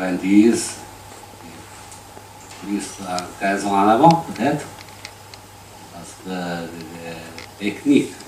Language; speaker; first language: French; non-native, learner; Chinese